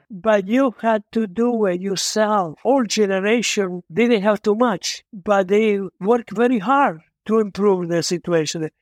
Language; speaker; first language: English; non-native, fluent; Italian